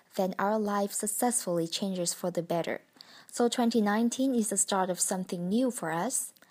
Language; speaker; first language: English; non-native, fluent; Vietnamese